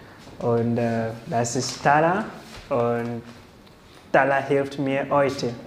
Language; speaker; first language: German; non-native, learner; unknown